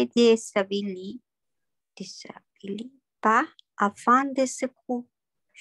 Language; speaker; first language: French; non-native, learner; Spanish